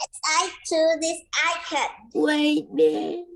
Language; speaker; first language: English; non-native, learner; Vietnamese